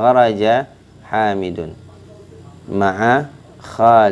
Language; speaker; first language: Arabic; non-native, fluent; Indonesian